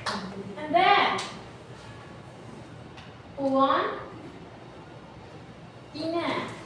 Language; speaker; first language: English; non-native, learner; Indonesian